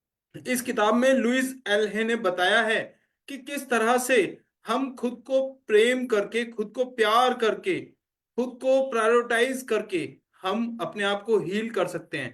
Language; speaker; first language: Hindi; native; Hindi